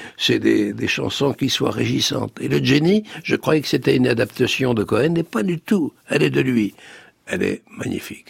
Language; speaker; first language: French; native; French